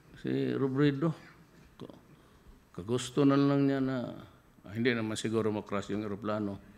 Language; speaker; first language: Filipino; non-native, local second language; Cebuano